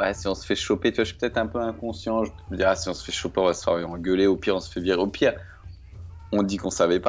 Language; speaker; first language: French; native; French